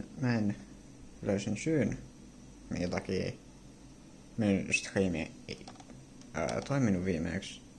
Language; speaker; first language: Finnish; non-native, learner; English